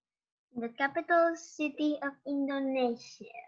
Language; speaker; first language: English; non-native, learner; Indonesian